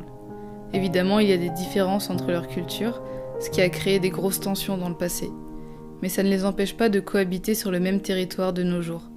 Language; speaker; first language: French; native; French